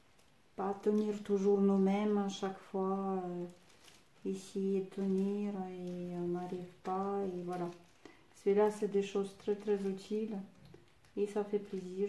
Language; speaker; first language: French; non-native, fluent; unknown